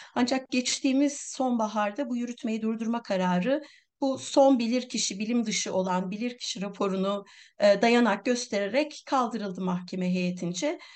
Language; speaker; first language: Turkish; native; Turkish